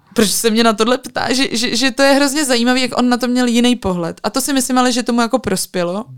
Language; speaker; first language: Czech; native; Czech